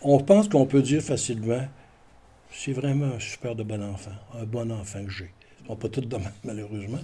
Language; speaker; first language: French; native; French